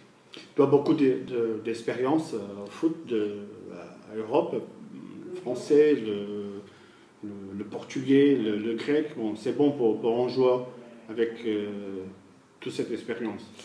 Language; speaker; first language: French; non-native, fluent; Portuguese